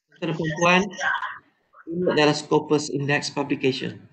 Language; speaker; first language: Malay; native; Malay